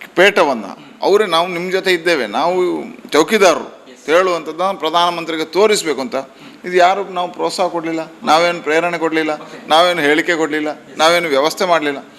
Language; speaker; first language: Kannada; non-native, local second language; Tulu